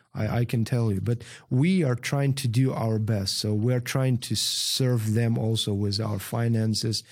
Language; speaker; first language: English; non-native, fluent; Ukrainian